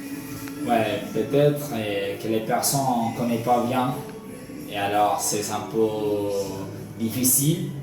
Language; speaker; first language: French; non-native, learner; Spanish